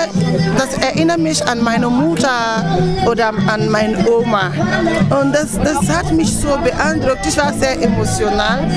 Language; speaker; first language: German; non-native, fluent; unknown